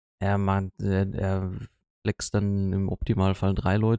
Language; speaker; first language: German; native; German